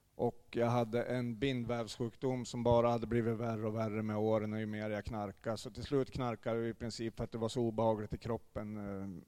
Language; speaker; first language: Swedish; native; Swedish